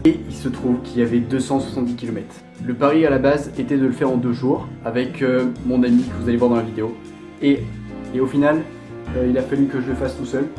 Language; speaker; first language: French; native; French